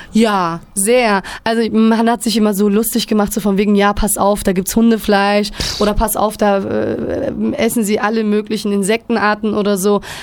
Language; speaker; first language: German; early bilingual, other home language; Turkish